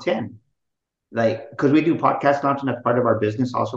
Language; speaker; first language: English; native; English